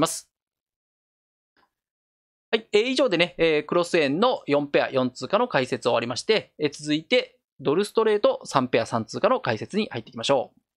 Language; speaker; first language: Japanese; native; Japanese